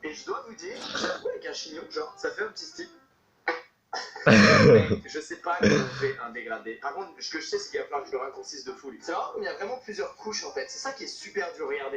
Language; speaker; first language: French; native; French